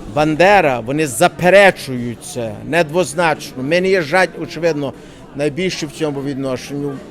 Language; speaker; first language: Ukrainian; early bilingual, heritage; Ukrainian